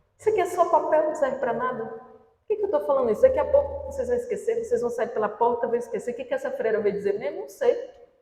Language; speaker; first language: Portuguese; native; Portuguese